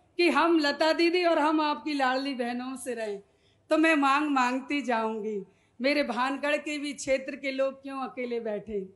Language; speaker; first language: Hindi; native; Hindi